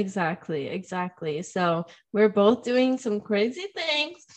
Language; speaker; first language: English; non-native, fluent; Spanish